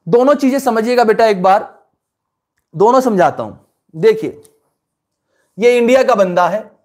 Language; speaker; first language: Hindi; native; Hindi